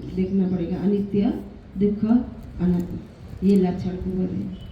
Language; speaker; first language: Hindi; non-native, learner; Burmese